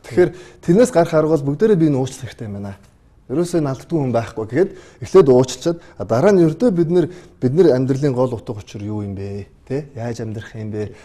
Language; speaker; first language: Mongolian; native; Mongolian